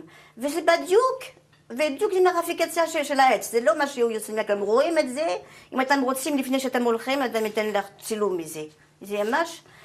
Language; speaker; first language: Hebrew; non-native, fluent; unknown